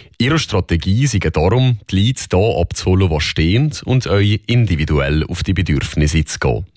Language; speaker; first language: German; native; German